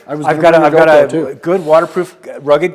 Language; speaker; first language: English; native; English